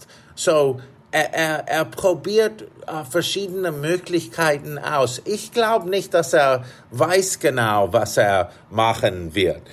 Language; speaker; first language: German; non-native, fluent; English